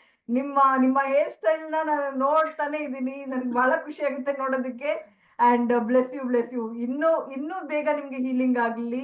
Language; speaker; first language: Kannada; native; Kannada